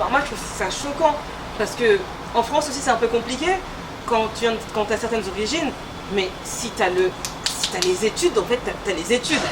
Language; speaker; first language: French; native; French